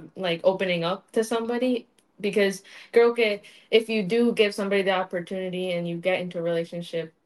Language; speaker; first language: English; early bilingual, other home language; Spanish